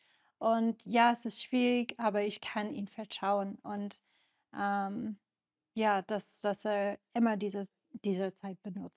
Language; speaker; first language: German; non-native, learner; English